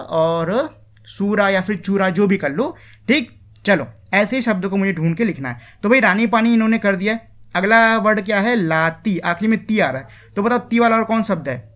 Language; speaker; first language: Hindi; native; Hindi